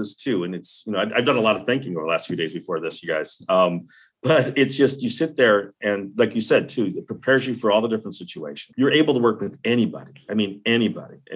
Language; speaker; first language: English; native; English